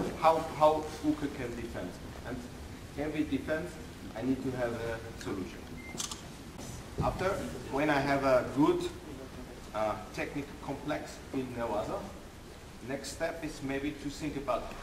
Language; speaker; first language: English; non-native, learner; German